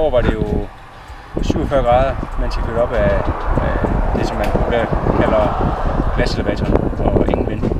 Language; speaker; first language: Danish; native; Danish